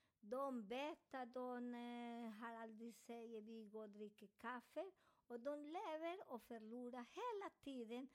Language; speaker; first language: Swedish; non-native, learner; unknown